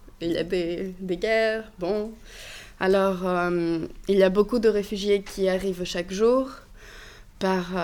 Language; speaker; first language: French; non-native, fluent; Greek